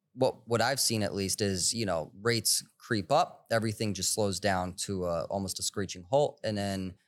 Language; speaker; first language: English; early bilingual, other home language; Hebrew